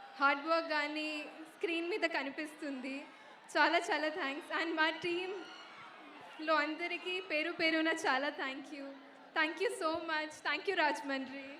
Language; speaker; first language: Telugu; non-native, local second language; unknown